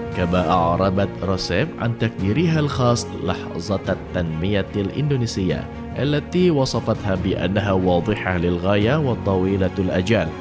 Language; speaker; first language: Arabic; non-native, fluent; Indonesian